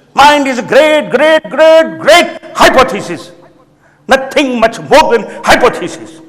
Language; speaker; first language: English; non-native, local second language; Gujarati